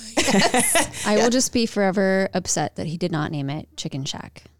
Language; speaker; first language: English; native; English